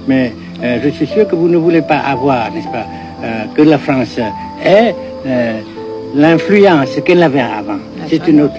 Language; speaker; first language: French; non-native, local second language; Vietnamese